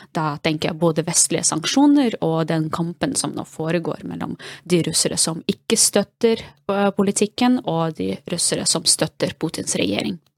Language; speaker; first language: Norwegian; non-native, fluent; Russian